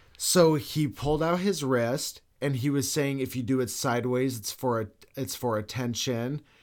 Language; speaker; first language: English; native; English